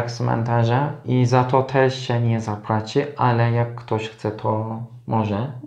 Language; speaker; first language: Polish; non-native, learner; Turkish